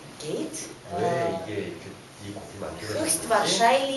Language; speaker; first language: German; non-native, fluent; Korean